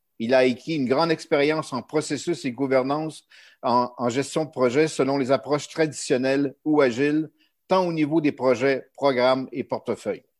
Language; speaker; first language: French; native; French